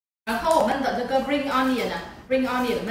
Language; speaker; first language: Chinese; non-native, fluent; Vietnamese